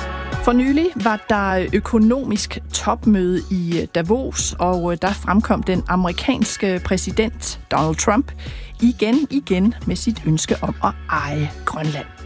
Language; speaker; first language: Danish; native; Danish